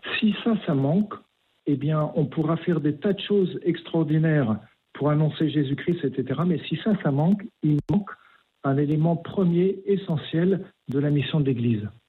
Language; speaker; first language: French; native; French